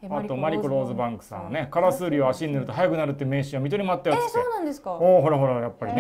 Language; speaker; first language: Japanese; native; Japanese